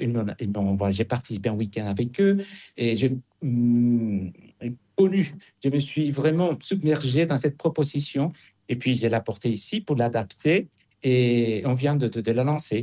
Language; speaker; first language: French; non-native, fluent; Spanish